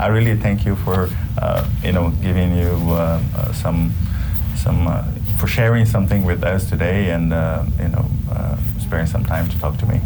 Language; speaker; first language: English; non-native, fluent; Portuguese